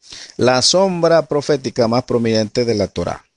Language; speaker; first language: Spanish; native; Spanish